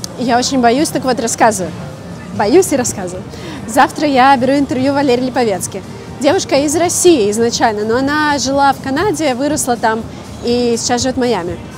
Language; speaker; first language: Russian; native; Russian